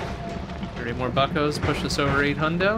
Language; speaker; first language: English; native; English